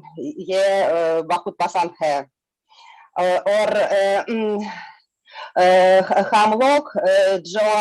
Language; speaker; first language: Hindi; non-native, learner; Russian